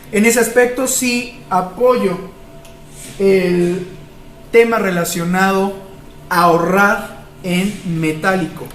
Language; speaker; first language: Spanish; native; Spanish